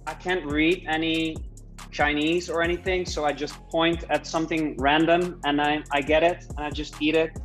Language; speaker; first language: English; non-native, fluent; Dutch